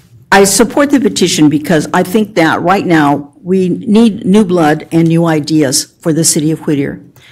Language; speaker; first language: English; early bilingual, other home language; Spanish